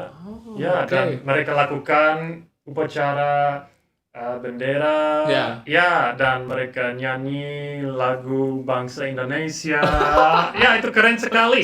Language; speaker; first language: Indonesian; non-native, learner; English